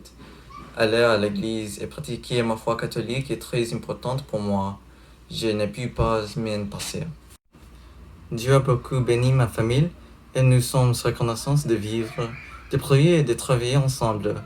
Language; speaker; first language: French; non-native, learner; English